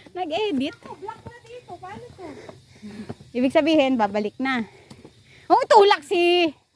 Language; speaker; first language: Filipino; native; Filipino